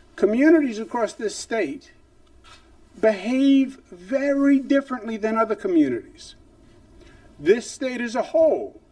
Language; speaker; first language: English; native; English